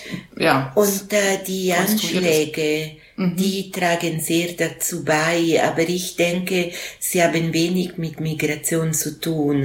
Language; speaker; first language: German; non-native, local second language; Italian